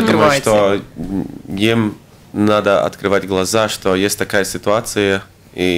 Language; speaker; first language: Russian; non-native, local second language; Latvian